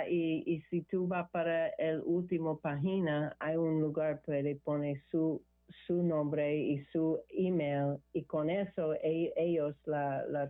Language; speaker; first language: Spanish; non-native, learner; English